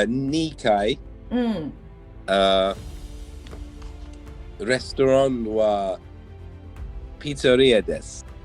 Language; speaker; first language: Japanese; non-native, learner; English